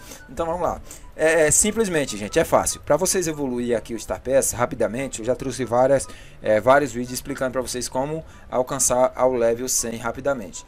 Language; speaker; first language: Portuguese; native; Portuguese